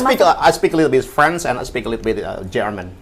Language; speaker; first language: English; non-native, learner; Indonesian